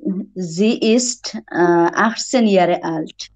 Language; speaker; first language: German; non-native, learner; Bangla